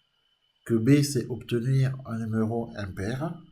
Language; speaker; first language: French; native; French